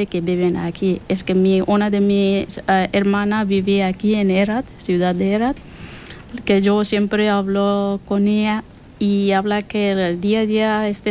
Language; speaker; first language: Spanish; non-native, learner; Persian